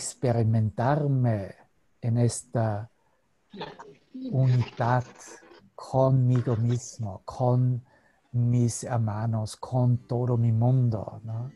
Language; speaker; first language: Spanish; non-native, fluent; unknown